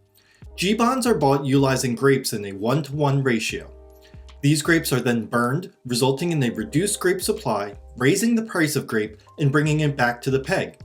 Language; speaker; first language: English; native; English